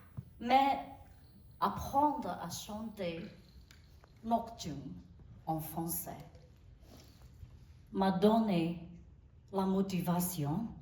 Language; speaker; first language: French; non-native, learner; Burmese